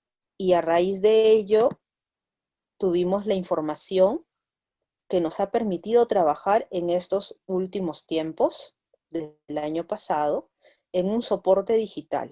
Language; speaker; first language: Spanish; native; Spanish